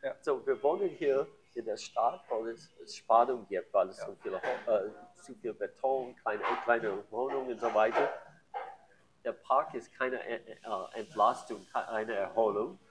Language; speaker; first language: German; non-native, learner; English